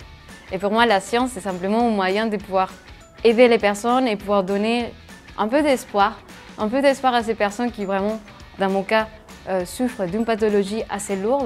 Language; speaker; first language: French; non-native, fluent; Spanish